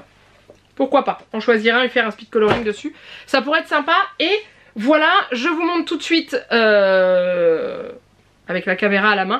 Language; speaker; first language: French; native; French